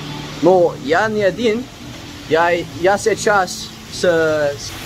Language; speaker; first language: Russian; non-native, learner; English